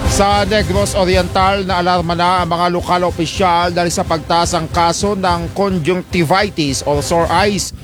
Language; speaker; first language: Filipino; non-native, local second language; Pampanga